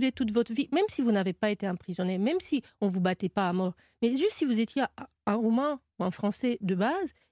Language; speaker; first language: French; non-native, fluent; Romanian